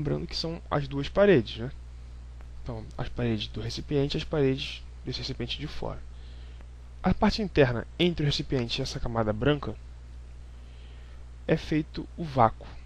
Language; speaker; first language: Portuguese; native; Portuguese